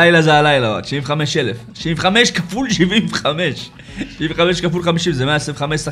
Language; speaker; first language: Hebrew; native; Hebrew